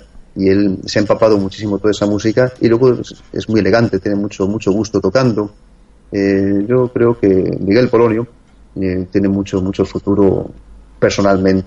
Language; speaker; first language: Spanish; native; Spanish